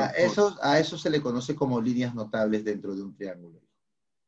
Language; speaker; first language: Spanish; native; Spanish